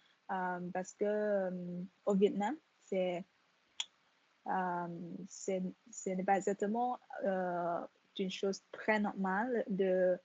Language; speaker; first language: French; non-native, fluent; Vietnamese